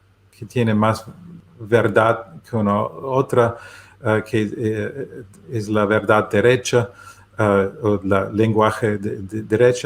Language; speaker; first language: Spanish; non-native, learner; German